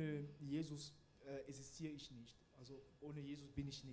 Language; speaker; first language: German; non-native, learner; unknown